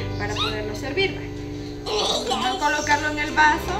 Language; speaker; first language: Spanish; native; Spanish